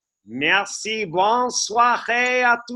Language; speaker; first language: French; non-native, learner; English